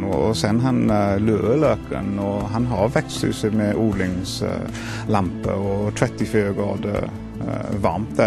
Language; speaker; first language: Swedish; non-native, fluent; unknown